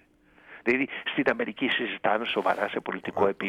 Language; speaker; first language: Greek; native; Greek